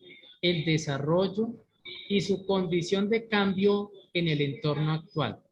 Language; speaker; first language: Spanish; native; Spanish